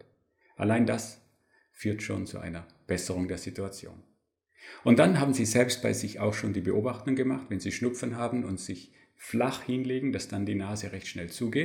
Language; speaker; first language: German; native; German